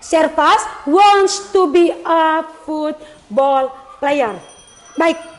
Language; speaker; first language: English; non-native, learner; Indonesian